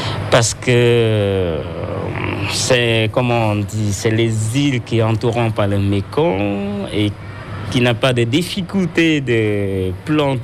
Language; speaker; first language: French; non-native, local second language; Khmer